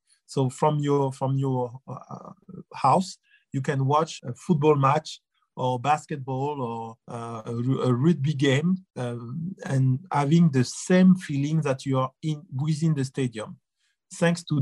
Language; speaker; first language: English; non-native, fluent; French